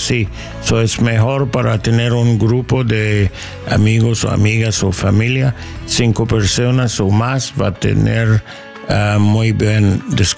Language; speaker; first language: Spanish; non-native, learner; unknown